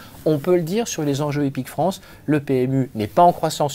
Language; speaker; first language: French; native; French